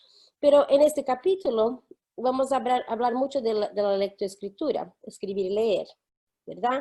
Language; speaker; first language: Spanish; non-native, fluent; English